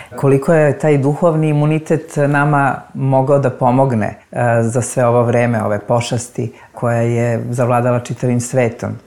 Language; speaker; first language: Serbian; native; Serbian